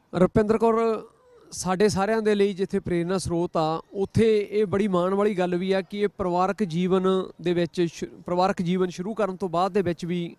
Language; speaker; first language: Punjabi; native; Punjabi